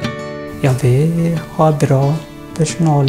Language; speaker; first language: Swedish; non-native, fluent; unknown